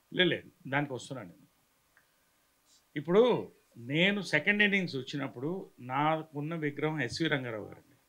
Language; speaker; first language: Telugu; native; Telugu